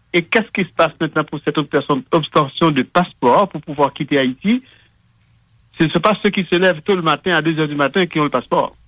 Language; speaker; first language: French; non-native, local second language; Haitian Creole